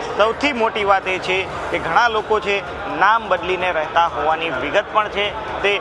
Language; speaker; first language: Gujarati; native; Gujarati